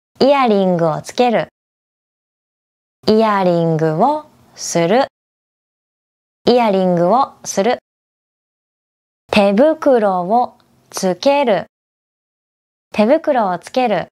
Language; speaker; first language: Japanese; native; Japanese